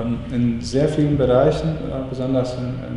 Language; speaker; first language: German; non-native, fluent; Latvian